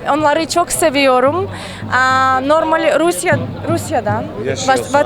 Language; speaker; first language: Turkish; non-native, learner; Russian